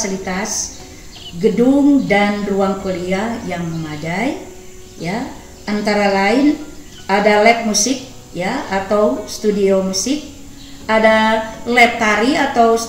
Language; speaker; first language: Indonesian; native; Indonesian